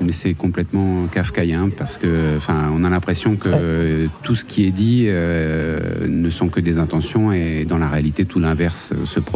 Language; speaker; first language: French; native; French